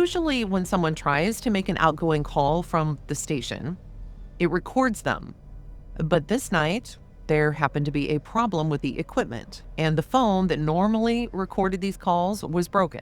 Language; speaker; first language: English; native; English